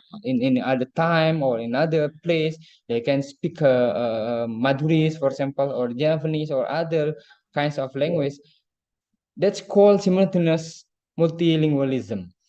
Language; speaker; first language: English; non-native, fluent; Indonesian